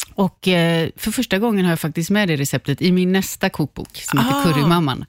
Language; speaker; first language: Swedish; native; Swedish